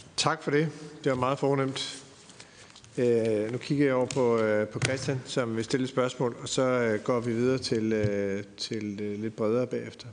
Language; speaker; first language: Danish; native; Danish